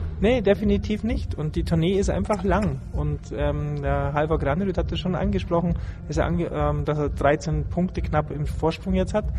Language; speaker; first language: German; native; German